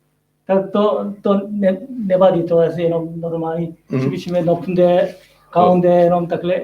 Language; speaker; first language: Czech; non-native, learner; Korean